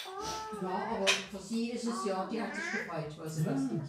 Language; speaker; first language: German; native; German